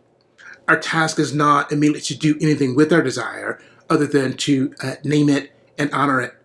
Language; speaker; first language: English; native; English